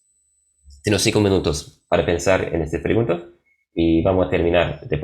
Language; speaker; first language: Spanish; non-native, fluent; English